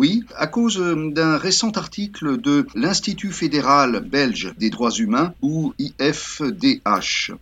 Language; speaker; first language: French; native; French